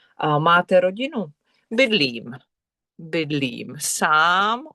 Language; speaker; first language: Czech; non-native, fluent; English